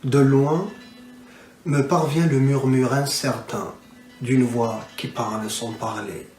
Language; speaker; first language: French; non-native, local second language; Arabic